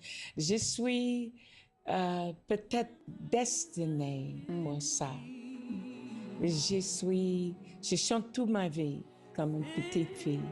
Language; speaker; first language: French; non-native, learner; English